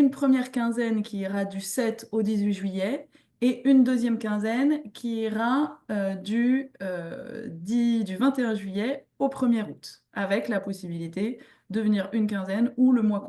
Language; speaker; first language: French; native; French